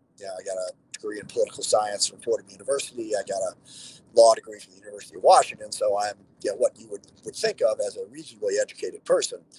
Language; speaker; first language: English; native; English